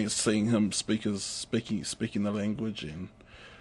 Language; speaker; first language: English; native; English